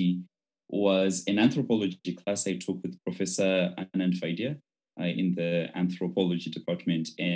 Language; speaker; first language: English; non-native, local second language; Shona